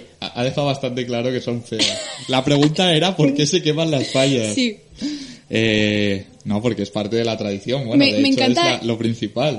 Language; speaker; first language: Spanish; native; Spanish